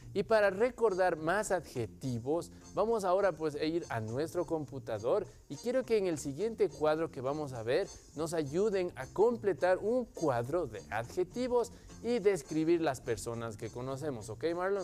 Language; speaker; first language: Spanish; native; Spanish